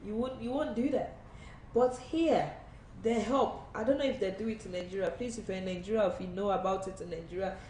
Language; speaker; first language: English; non-native, local second language; Yoruba